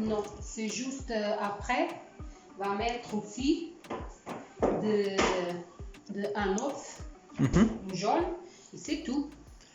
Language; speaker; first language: French; non-native, learner; Portuguese